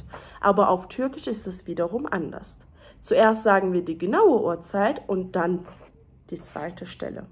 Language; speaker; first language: German; early bilingual, other home language; Turkish